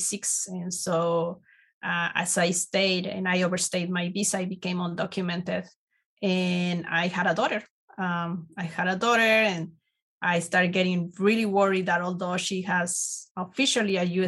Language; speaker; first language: English; non-native, fluent; Spanish